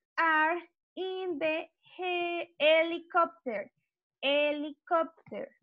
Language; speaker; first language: English; non-native, learner; Spanish